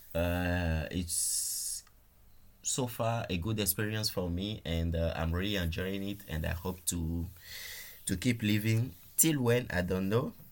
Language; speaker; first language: English; non-native, fluent; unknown